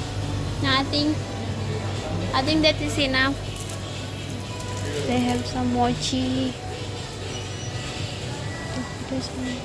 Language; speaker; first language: English; non-native, learner; Serbian